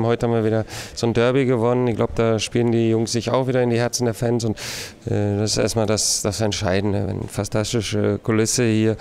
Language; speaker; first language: German; native; German